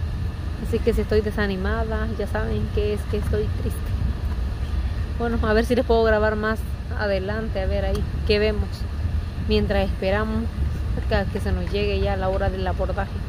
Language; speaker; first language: Spanish; native; Spanish